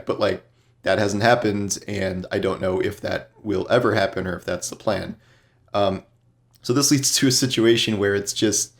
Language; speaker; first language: English; native; English